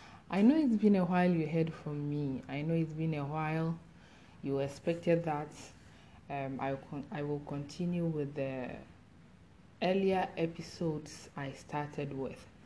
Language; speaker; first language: English; non-native, local second language; Akan